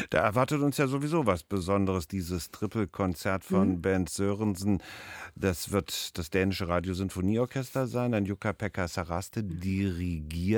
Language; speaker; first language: German; native; German